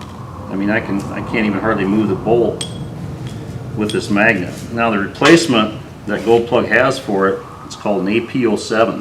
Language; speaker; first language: English; native; English